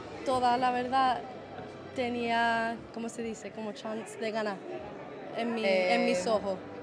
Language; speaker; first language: Spanish; non-native, learner; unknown